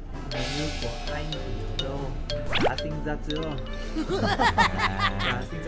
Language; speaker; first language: Vietnamese; non-native, learner; Korean